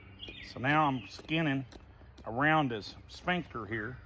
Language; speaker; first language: English; native; English